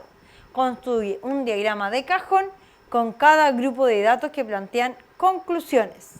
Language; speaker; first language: Spanish; native; Spanish